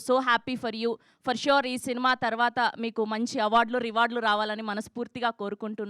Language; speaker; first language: Telugu; native; Telugu